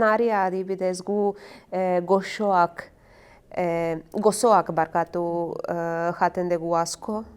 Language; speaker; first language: Basque; non-native, learner; Croatian